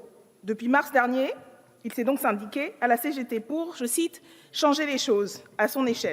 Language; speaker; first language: French; native; French